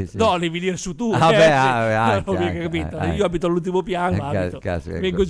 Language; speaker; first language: Italian; native; Italian